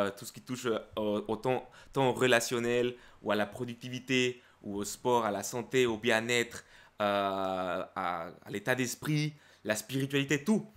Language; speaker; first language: French; early bilingual, other home language; Spanish